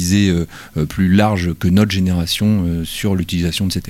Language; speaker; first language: French; native; French